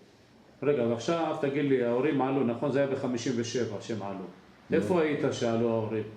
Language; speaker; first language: Hebrew; native; Hebrew